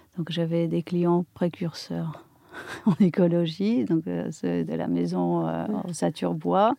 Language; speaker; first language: French; non-native, fluent; Polish